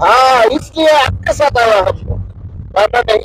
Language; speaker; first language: Hindi; non-native, learner; Bangla